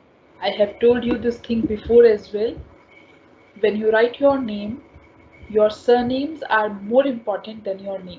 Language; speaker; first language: English; non-native, local second language; Hindi